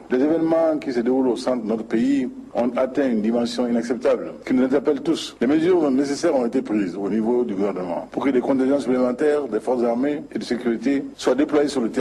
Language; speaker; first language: French; non-native, local second language; Bambara